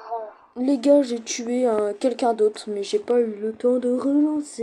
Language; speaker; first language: French; native; French